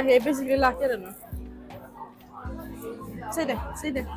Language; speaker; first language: Swedish; early bilingual, other home language; Mongolian